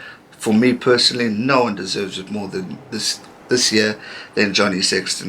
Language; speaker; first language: English; native; English